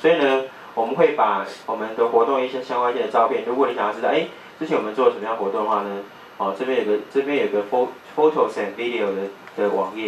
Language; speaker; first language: Chinese; native; Chinese